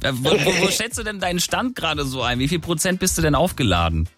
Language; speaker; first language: German; native; German